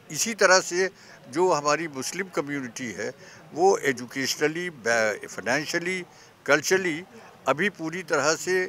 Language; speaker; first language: Hindi; native; Hindi